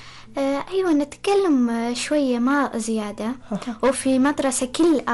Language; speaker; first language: Arabic; non-native, learner; Persian